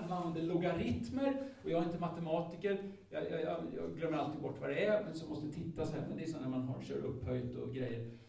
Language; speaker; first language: Swedish; native; Swedish